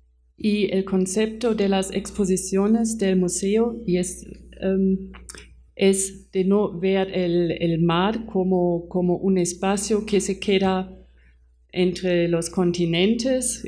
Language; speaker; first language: Spanish; non-native, fluent; German